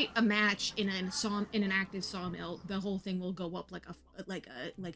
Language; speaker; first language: English; native; English